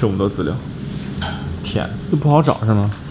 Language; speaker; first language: Chinese; native; Chinese